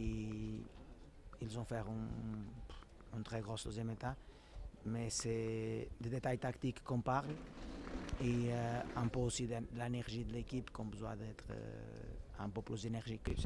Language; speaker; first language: French; non-native, learner; Portuguese